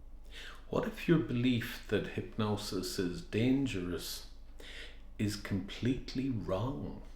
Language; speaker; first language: English; native; English